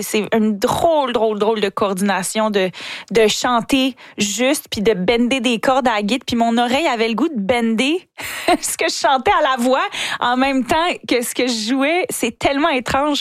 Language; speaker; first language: French; native; French